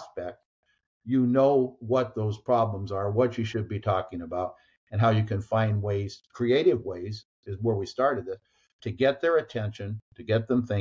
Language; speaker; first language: English; native; English